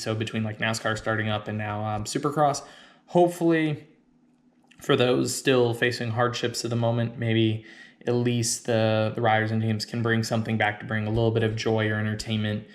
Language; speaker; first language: English; native; English